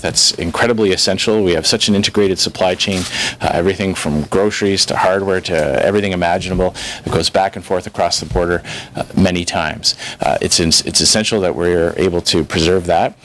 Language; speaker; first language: English; native; English